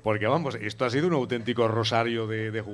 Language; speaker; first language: Spanish; native; Spanish